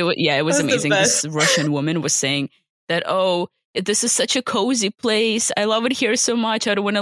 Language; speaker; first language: English; non-native, fluent; Ukrainian